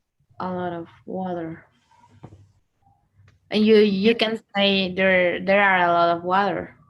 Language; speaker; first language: English; non-native, learner; Spanish